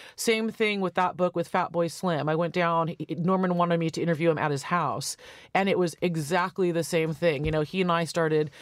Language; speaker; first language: English; native; English